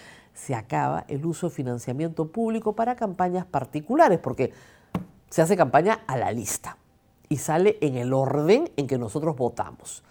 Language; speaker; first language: Spanish; native; Spanish